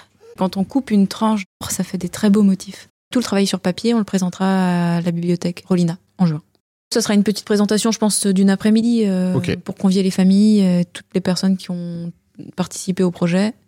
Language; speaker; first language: French; native; French